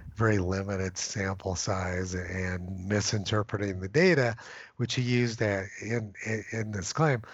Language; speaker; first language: English; native; English